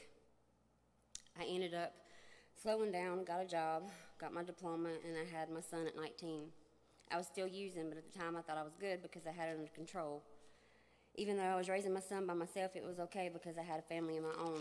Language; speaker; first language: English; native; English